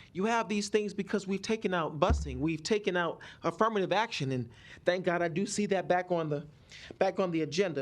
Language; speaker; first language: English; native; English